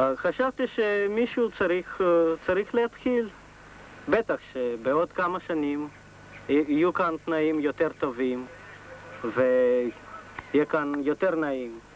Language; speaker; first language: Hebrew; non-native, fluent; Russian